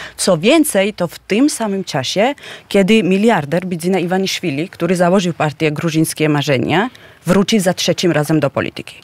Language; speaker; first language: Polish; non-native, fluent; Georgian